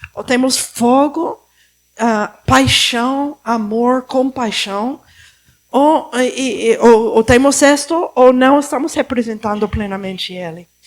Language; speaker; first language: Portuguese; non-native, fluent; Spanish